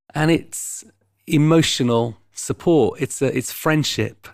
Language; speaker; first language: English; native; English